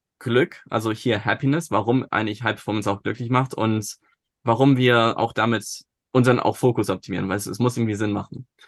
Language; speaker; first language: German; early bilingual, other home language; Russian